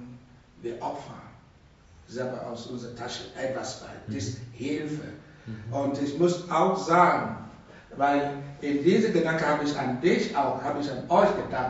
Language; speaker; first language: German; non-native, learner; Russian